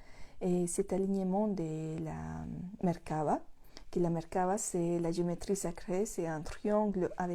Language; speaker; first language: French; non-native, fluent; Spanish